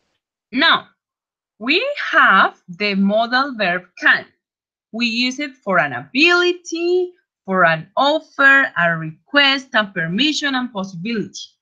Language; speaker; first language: English; non-native, fluent; Spanish